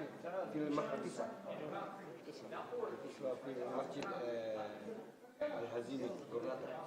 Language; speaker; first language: Arabic; non-native, learner; Indonesian